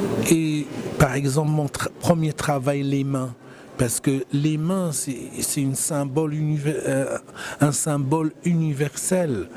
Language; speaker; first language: French; non-native, local second language; Arabic